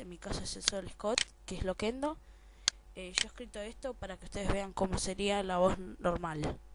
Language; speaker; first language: Spanish; native; Spanish